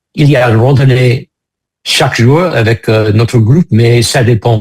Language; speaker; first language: French; non-native, fluent; English